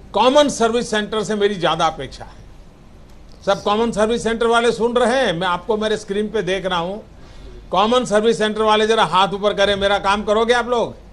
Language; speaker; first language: Hindi; non-native, local second language; Gujarati